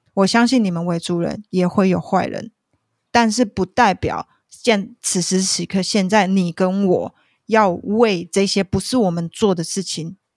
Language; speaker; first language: Chinese; native; Chinese